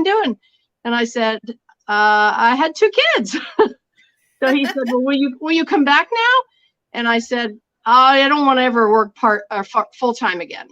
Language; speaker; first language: English; native; English